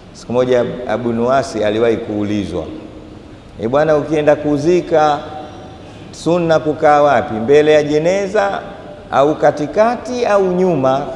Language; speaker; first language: Swahili; native; Swahili